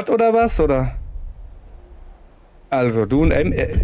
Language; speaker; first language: German; native; German